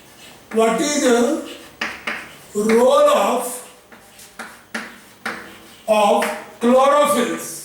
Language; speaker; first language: English; non-native, local second language; Hindi